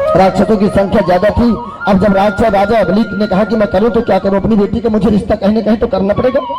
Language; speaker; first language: Hindi; native; Hindi